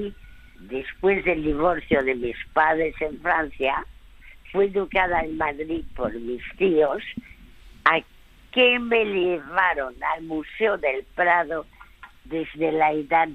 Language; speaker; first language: Spanish; early bilingual, other home language; French